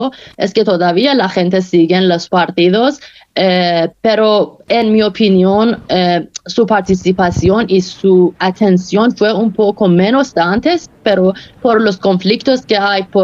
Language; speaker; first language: Spanish; non-native, fluent; Persian